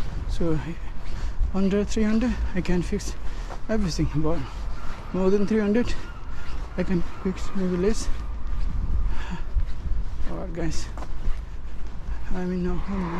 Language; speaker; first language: English; non-native, learner; Nepali